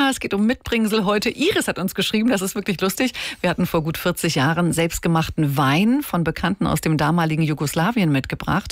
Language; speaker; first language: German; native; German